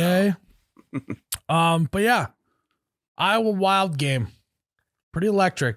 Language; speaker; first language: English; native; English